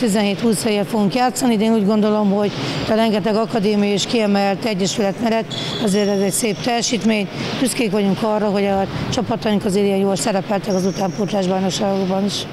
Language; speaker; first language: Hungarian; native; Hungarian